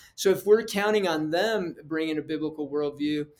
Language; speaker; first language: English; early bilingual, other home language; Spanish